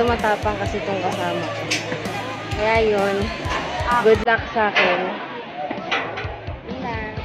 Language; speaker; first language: Filipino; non-native, local second language; Cebuano